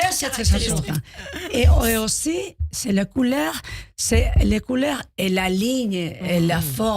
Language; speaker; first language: French; non-native, learner; Spanish